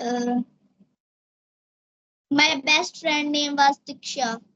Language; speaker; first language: English; non-native, learner; Hindi